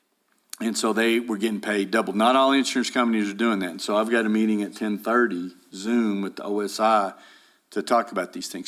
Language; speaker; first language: English; native; English